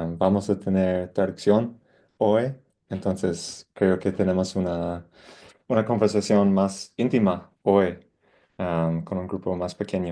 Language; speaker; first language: Spanish; non-native, fluent; English